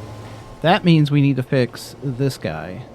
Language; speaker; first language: English; native; English